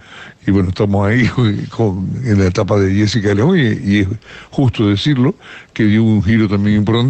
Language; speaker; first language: Spanish; native; Spanish